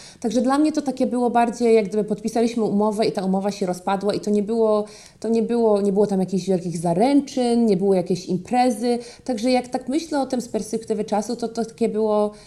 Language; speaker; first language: Polish; native; Polish